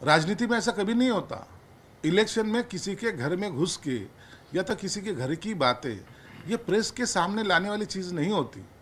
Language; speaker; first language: Hindi; non-native, local second language; Marathi